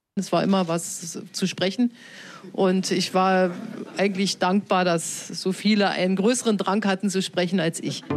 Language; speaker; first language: German; native; German